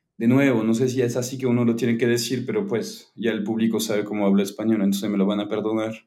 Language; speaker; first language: Spanish; non-native, fluent; French